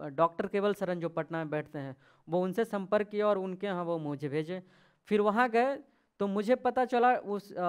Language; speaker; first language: Hindi; native; Hindi